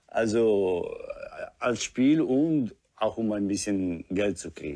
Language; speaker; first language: German; non-native, fluent; Italian